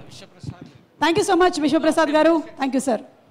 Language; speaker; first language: Telugu; native; Telugu